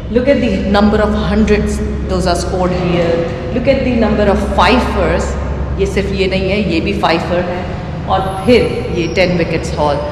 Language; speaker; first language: Urdu; native; Urdu